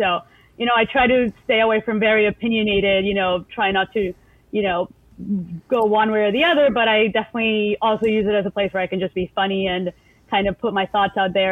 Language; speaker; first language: English; non-native, fluent; Spanish